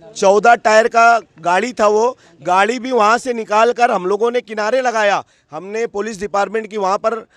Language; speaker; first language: Urdu; native; Urdu